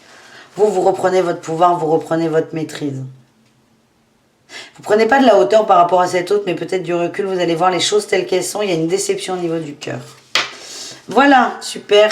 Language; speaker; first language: French; native; French